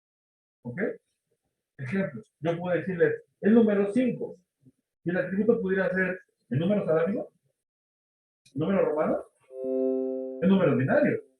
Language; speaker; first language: Spanish; native; Spanish